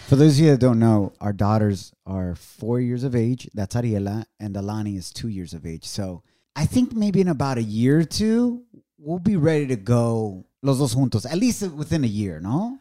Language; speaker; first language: English; early bilingual, other home language; Spanish